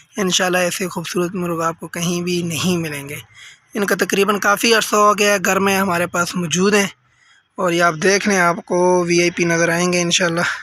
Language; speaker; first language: Urdu; non-native, local second language; Punjabi